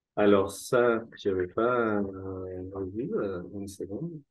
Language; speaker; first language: French; non-native, fluent; Spanish